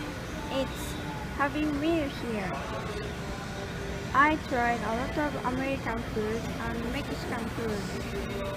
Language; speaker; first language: English; non-native, learner; Japanese